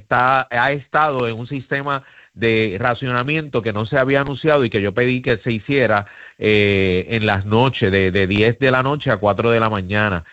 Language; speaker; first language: Spanish; native; Spanish